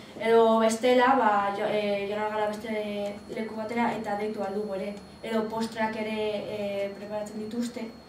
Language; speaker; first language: Basque; non-native, local second language; Spanish